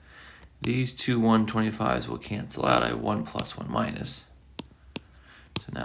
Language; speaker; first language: English; native; English